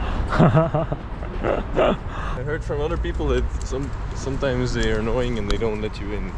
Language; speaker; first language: English; non-native, fluent; Dutch